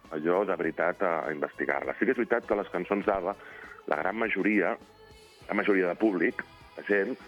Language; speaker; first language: Catalan; native; Catalan